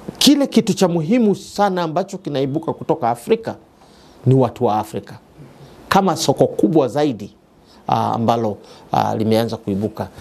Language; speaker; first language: Swahili; non-native, local second language; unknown